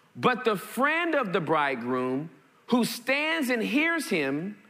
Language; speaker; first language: English; native; English